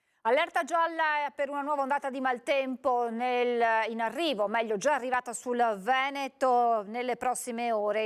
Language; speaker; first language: Italian; native; Italian